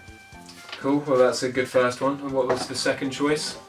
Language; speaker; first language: English; native; English